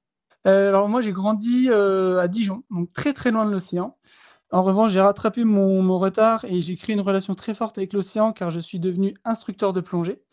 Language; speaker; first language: French; native; French